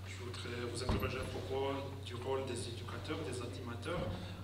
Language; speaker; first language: French; non-native, fluent; Lithuanian